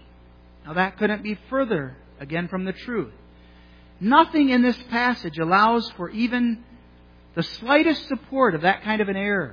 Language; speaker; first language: English; native; English